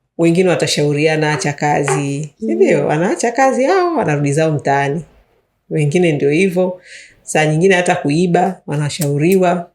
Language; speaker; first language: Swahili; native; Swahili